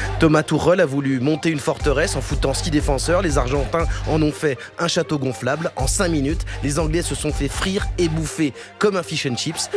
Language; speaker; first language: French; native; French